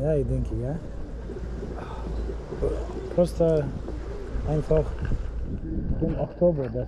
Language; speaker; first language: German; non-native, learner; Russian